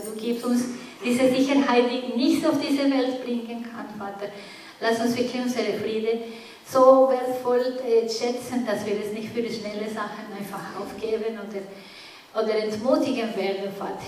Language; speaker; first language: German; non-native, fluent; Spanish